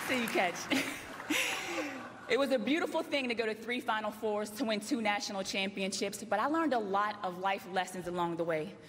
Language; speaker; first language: English; native; English